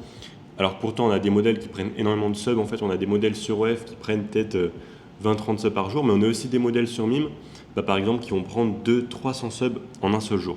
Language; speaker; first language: French; native; French